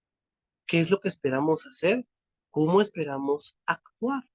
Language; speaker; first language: Spanish; native; Spanish